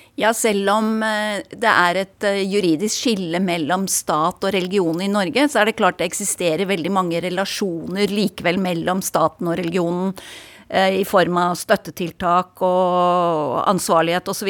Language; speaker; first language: Norwegian; native; Norwegian